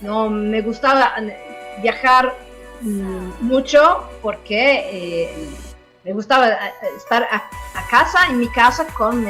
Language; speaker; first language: Spanish; non-native, learner; English